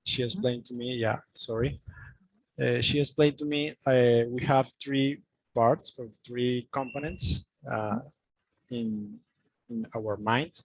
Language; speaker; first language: English; non-native, learner; Spanish